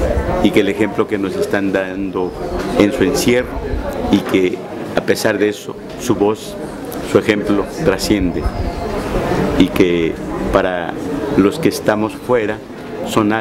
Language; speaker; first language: Spanish; native; Spanish